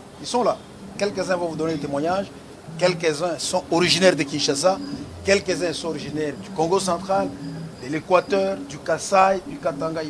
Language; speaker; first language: French; non-native, local second language; Lingala